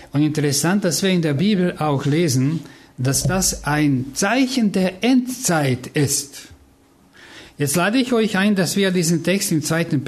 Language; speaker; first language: German; non-native, fluent; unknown